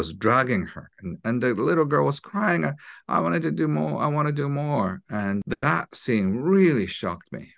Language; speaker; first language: English; non-native, fluent; Japanese